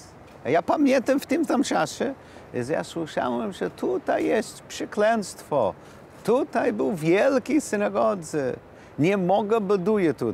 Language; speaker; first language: Polish; non-native, learner; English